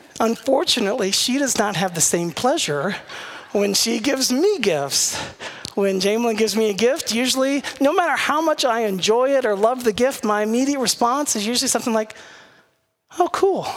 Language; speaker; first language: English; native; English